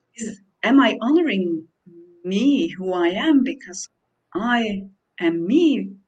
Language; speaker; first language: English; non-native, fluent; Dutch